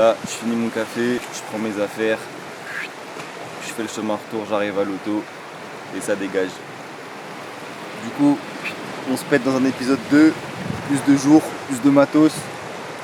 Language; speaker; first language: French; native; French